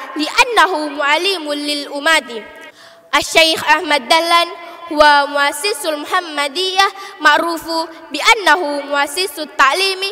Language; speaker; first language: Arabic; non-native, learner; Indonesian